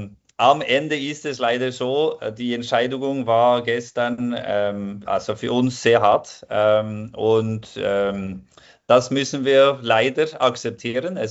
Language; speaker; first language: German; non-native, fluent; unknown